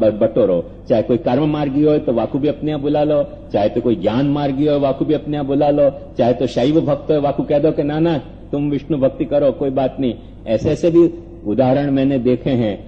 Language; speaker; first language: Hindi; native; Hindi